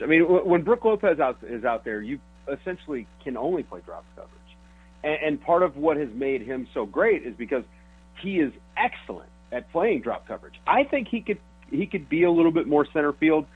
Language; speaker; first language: English; native; English